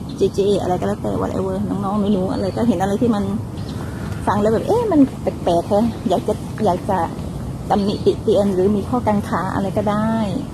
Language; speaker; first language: Thai; non-native, local second language; Northern Khmer